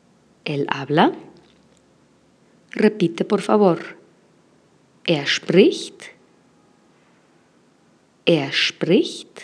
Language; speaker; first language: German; non-native, fluent; Spanish